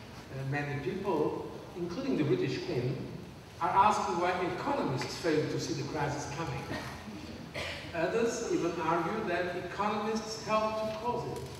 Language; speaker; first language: English; non-native, fluent; Portuguese